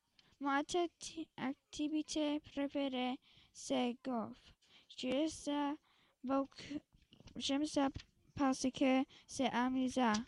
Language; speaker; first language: French; non-native, local second language; English